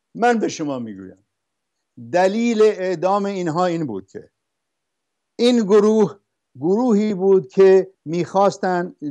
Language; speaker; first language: Persian; non-native, local second language; Arabic